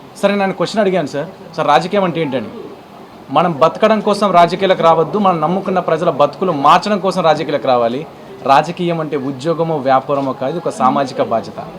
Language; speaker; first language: Telugu; native; Telugu